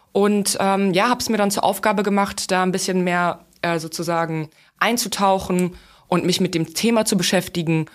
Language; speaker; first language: German; non-native, fluent; Russian